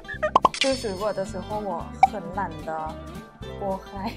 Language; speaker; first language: Chinese; non-native, fluent; Thai